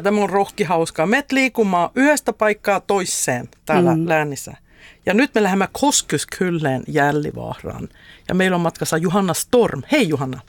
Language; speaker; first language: Finnish; early bilingual, heritage; Finnish